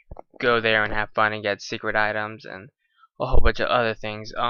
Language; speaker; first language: English; native; English